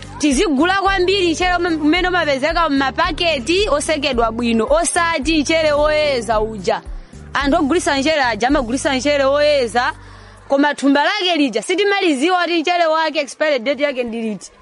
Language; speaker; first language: Nyanja; non-native, local second language; Tumbuka